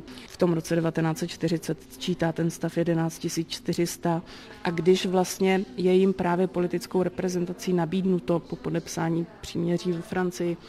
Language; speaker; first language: Czech; native; Czech